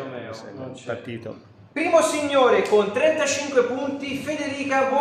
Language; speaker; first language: Italian; native; Italian